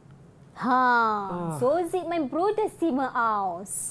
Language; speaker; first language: German; non-native, fluent; Malay